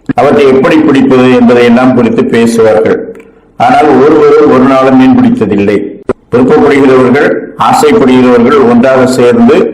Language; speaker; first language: Tamil; native; Tamil